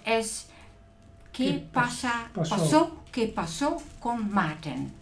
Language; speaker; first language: Spanish; non-native, learner; Dutch